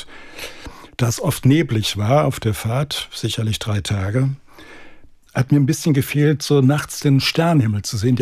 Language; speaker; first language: German; native; German